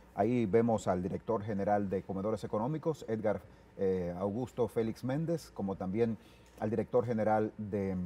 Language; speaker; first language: Spanish; native; Spanish